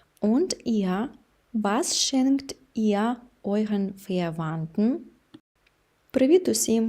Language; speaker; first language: German; non-native, fluent; Ukrainian